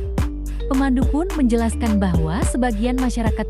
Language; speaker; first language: Indonesian; native; Indonesian